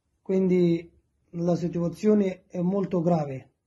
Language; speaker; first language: Italian; non-native, learner; Persian